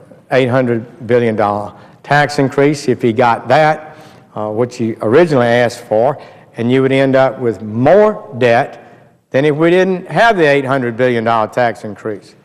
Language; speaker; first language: English; native; English